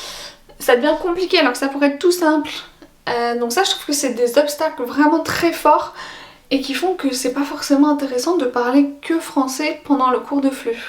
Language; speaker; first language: French; native; French